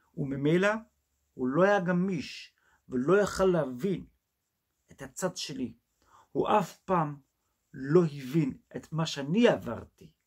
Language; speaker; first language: Hebrew; non-native, fluent; English